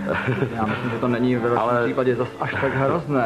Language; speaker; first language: Czech; native; Czech